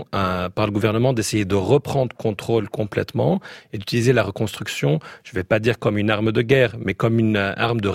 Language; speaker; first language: French; native; French